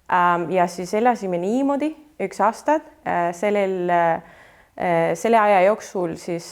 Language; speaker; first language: Estonian; non-native, fluent; Spanish